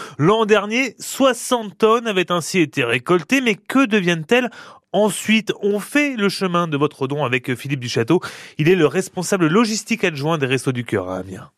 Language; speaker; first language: French; native; French